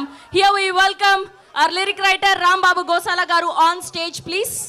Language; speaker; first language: Telugu; native; Telugu